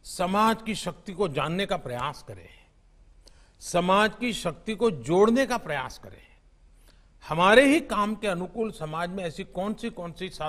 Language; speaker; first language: Hindi; non-native, local second language; Gujarati